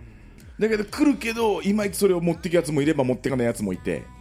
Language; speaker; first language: Japanese; native; Japanese